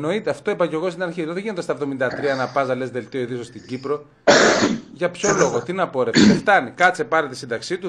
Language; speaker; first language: Greek; native; Greek